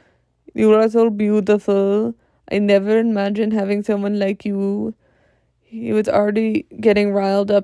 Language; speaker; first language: English; native; English